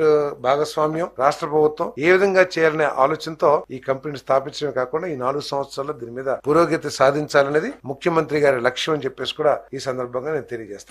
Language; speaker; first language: Telugu; native; Telugu